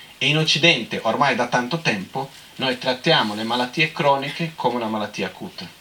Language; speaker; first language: Italian; non-native, fluent; Portuguese